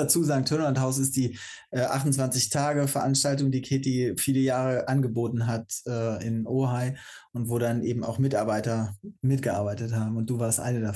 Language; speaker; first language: German; native; German